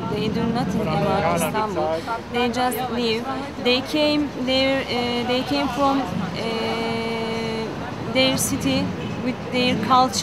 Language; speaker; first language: English; non-native, learner; Turkish